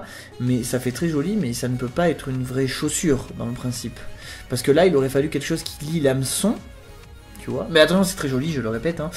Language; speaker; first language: French; native; French